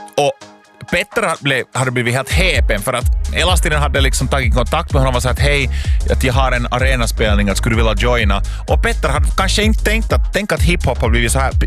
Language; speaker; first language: Swedish; native; Swedish